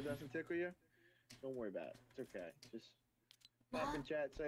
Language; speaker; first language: English; native; English